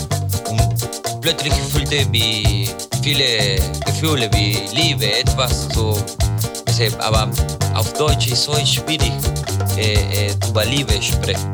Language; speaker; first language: German; non-native, learner; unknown